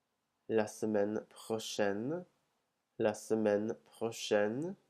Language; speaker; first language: French; non-native, fluent; English